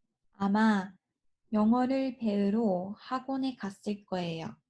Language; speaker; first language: Korean; non-native, learner; Japanese